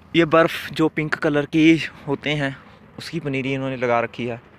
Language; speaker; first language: Hindi; native; Hindi